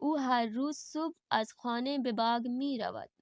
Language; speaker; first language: Persian; non-native, fluent; Urdu